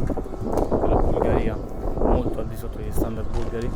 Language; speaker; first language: Italian; native; Italian